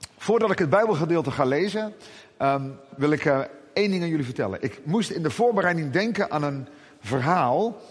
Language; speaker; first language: Dutch; native; Dutch